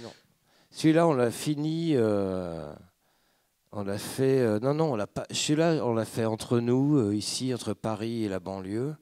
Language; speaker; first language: French; native; French